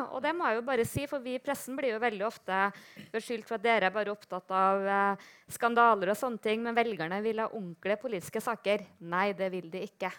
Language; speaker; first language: Norwegian; native; Norwegian